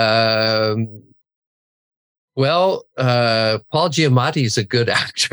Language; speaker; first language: English; native; English